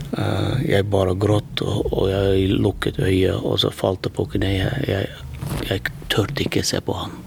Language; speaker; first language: Norwegian; non-native, fluent; Turkmen